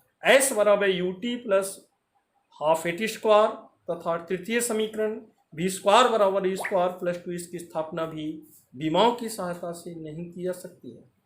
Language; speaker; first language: Hindi; native; Hindi